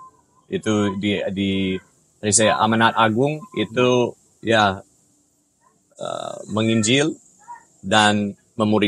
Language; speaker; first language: Indonesian; non-native, fluent; English